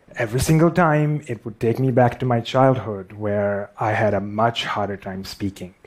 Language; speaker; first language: English; non-native, local second language; Urdu